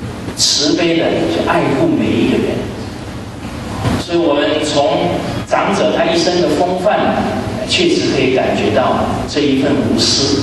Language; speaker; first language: Chinese; native; Chinese